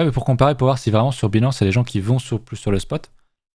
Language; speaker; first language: French; native; French